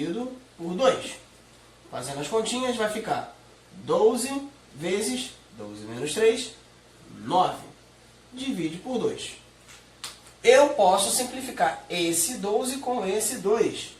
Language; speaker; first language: Portuguese; native; Portuguese